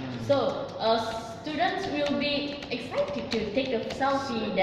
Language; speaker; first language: English; non-native, learner; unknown